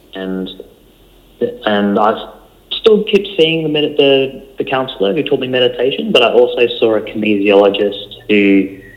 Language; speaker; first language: English; early bilingual, other home language; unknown